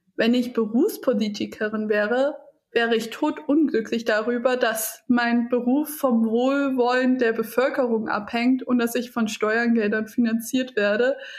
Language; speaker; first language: German; early bilingual, other home language; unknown